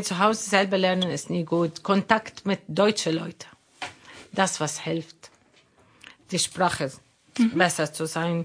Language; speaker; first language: German; non-native, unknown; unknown